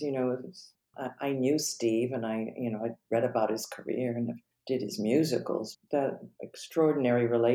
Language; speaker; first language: English; native; English